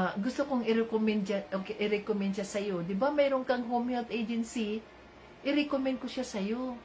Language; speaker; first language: Filipino; native; Filipino